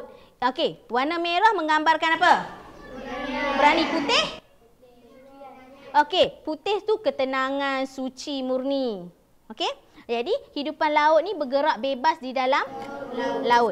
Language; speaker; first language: Malay; native; Malay